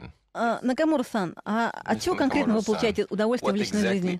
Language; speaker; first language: Russian; native; Russian